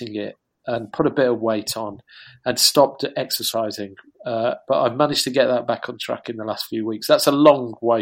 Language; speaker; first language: English; native; English